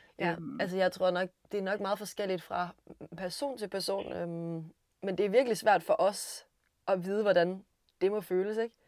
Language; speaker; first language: Danish; native; Danish